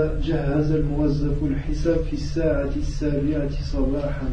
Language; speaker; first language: Arabic; non-native, learner; French